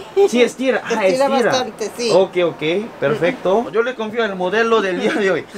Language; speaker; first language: Spanish; non-native, fluent; Korean